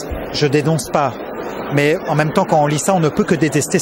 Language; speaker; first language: French; native; French